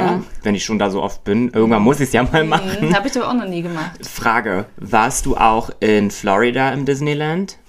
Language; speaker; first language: German; native; German